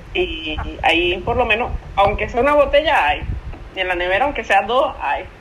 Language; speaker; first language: Spanish; native; Spanish